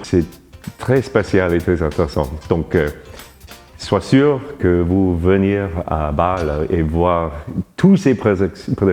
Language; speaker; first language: French; non-native, learner; English